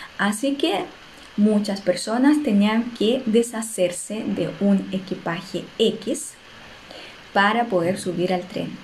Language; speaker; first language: Spanish; non-native, fluent; Russian